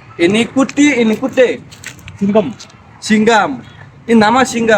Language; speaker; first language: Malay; non-native, learner; Bangla